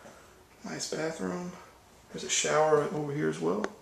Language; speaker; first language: English; native; English